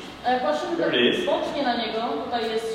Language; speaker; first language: Polish; native; Polish